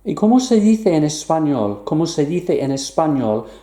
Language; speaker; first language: Spanish; non-native, fluent; English